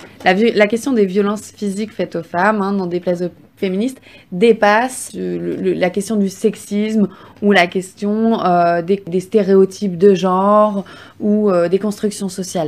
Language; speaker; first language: French; native; French